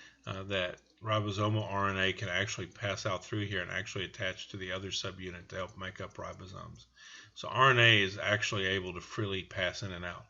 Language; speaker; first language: English; native; English